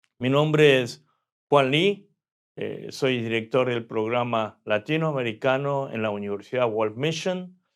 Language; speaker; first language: Spanish; early bilingual, other home language; Korean